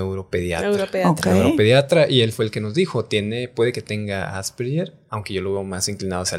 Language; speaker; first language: Spanish; native; Spanish